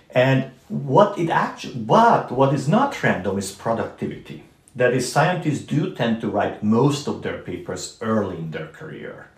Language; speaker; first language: English; non-native, fluent; Romanian